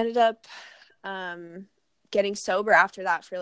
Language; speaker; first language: English; native; English